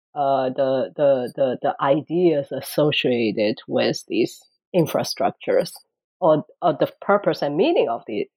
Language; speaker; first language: English; non-native, fluent; Chinese